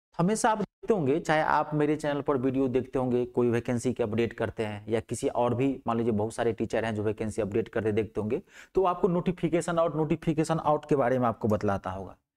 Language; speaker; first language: Hindi; native; Hindi